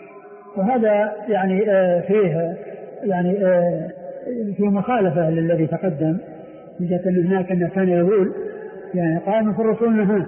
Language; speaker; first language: Arabic; native; Arabic